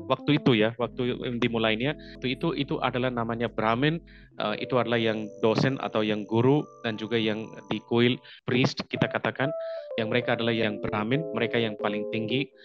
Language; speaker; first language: Indonesian; non-native, fluent; Hindi